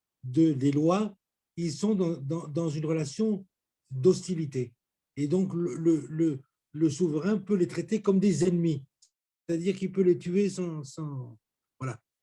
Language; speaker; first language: French; native; French